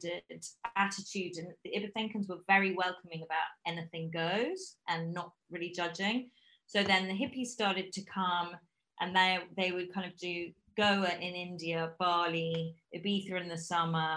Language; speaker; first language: English; native; English